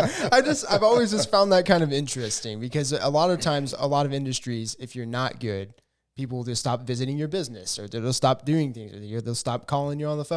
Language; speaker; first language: English; native; English